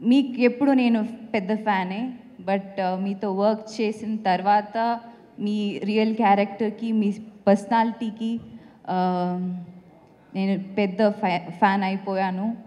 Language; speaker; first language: Telugu; non-native, fluent; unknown